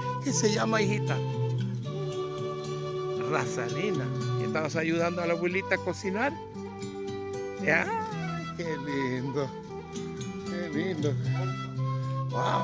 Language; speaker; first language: Spanish; non-native, learner; English